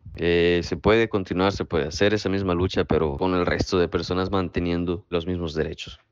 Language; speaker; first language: Spanish; native; Spanish